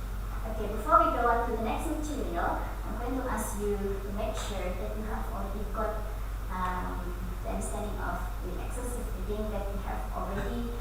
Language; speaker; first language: English; non-native, fluent; Indonesian